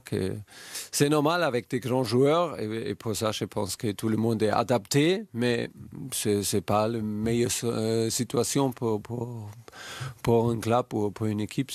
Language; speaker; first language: French; non-native, fluent; German